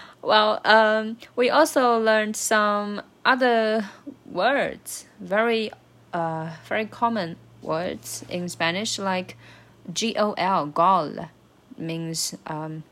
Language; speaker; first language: English; non-native, learner; Chinese